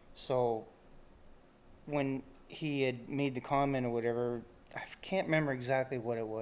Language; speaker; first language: English; native; English